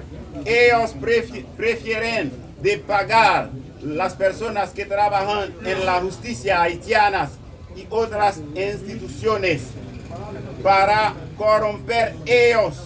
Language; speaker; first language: Spanish; non-native, learner; Haitian Creole